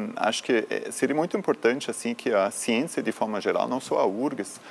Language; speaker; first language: Portuguese; non-native, fluent; German